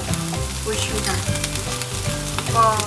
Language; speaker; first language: English; non-native, learner; Thai